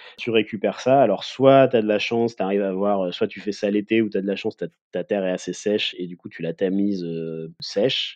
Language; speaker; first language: French; native; French